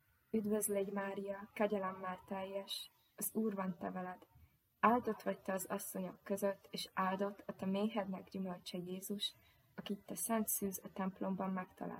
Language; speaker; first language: Hungarian; native; Hungarian